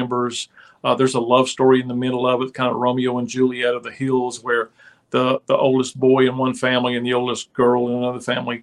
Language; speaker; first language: English; native; English